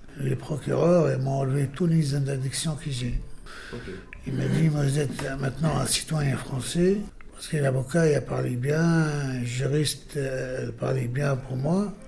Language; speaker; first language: French; non-native, learner; Arabic